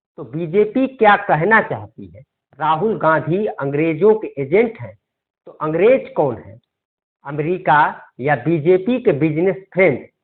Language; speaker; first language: Hindi; native; Hindi